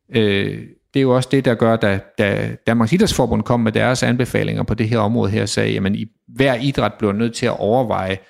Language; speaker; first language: Danish; native; Danish